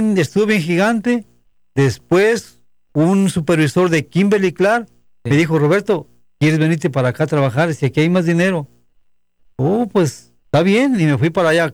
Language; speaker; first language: Spanish; native; Spanish